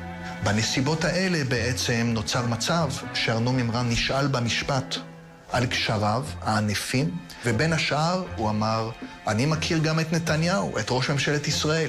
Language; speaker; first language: Hebrew; native; Hebrew